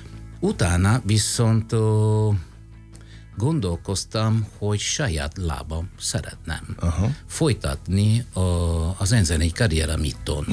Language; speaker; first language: Hungarian; non-native, fluent; Italian